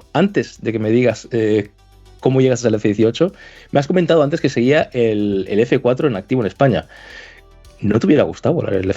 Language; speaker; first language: Spanish; native; Spanish